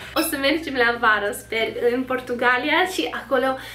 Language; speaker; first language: Romanian; early bilingual, other home language; English